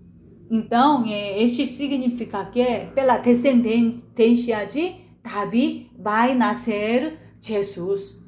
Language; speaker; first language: Portuguese; non-native, learner; Korean